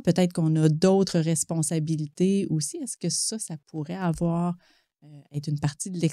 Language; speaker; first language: French; native; French